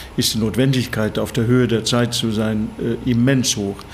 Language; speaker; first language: German; non-native, fluent; Norwegian